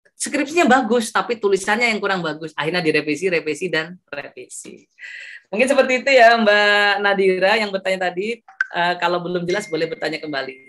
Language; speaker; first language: Indonesian; non-native, local second language; Javanese